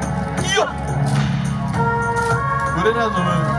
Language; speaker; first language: Japanese; native; Japanese